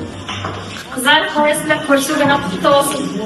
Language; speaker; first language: Kazakh; native; Kazakh